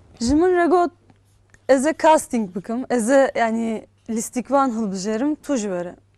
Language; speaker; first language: Kurdish; non-native, local second language; Turkish